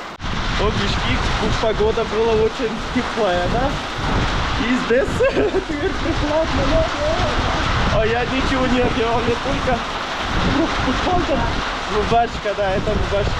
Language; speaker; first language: Russian; non-native, learner; Urdu